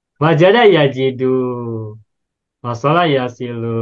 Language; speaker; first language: Arabic; non-native, fluent; Indonesian